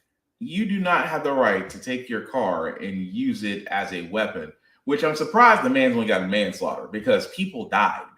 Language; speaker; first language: English; native; English